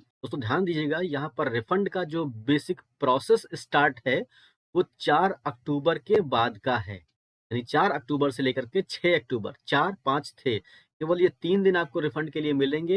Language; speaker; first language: Hindi; native; Hindi